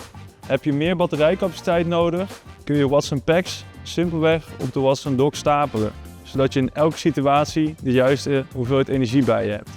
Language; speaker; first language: Dutch; native; Dutch